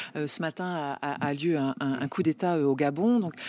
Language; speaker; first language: French; native; French